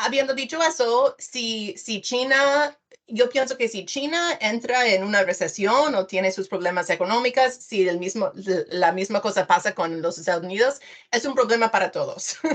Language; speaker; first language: Spanish; non-native, fluent; English